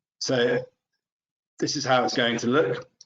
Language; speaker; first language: English; native; English